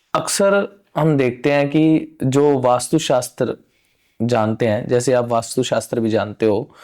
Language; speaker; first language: Hindi; non-native, local second language; Punjabi